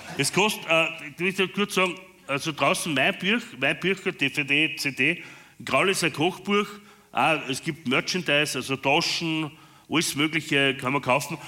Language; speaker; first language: German; native; German